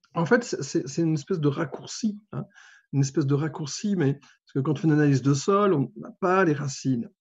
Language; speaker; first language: French; native; French